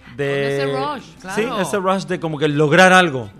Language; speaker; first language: Spanish; native; Spanish